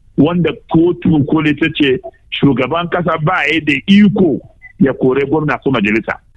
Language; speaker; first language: Hausa; non-native, local second language; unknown